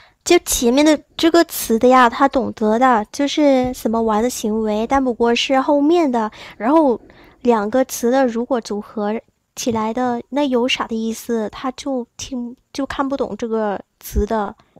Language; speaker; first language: Chinese; non-native, fluent; Vietnamese